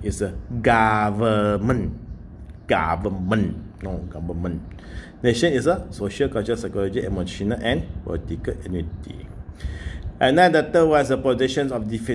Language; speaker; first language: English; non-native, local second language; Malay